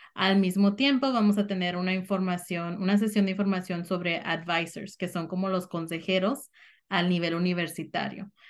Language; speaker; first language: Spanish; native; Spanish